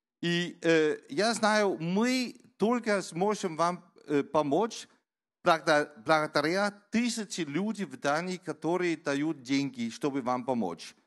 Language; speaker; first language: Russian; non-native, learner; Danish